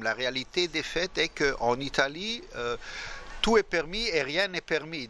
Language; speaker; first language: French; non-native, fluent; Italian